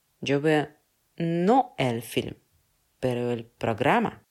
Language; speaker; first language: Spanish; non-native, fluent; Russian